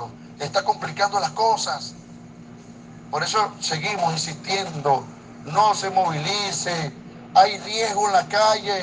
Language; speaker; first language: Spanish; native; Spanish